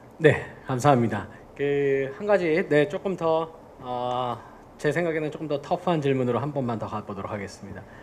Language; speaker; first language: Korean; native; Korean